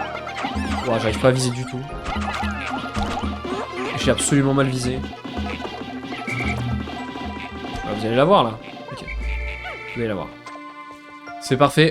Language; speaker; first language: French; native; French